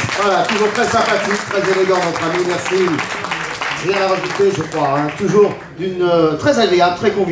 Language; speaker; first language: French; native; French